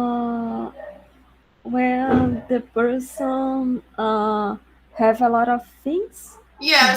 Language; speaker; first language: English; non-native, learner; Portuguese